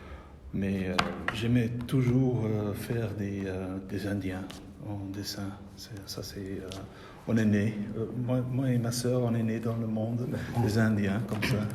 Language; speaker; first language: French; non-native, local second language; Dutch